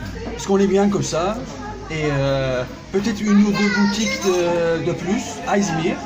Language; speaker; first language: French; early bilingual, heritage; French